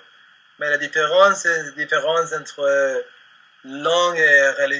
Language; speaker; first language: French; non-native, learner; Spanish